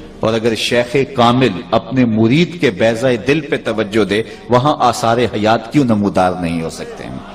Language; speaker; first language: Urdu; non-native, local second language; Punjabi